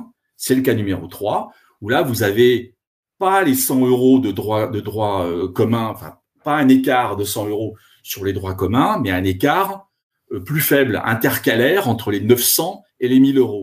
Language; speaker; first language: French; native; French